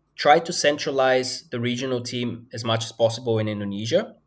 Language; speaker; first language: English; non-native, fluent; Bulgarian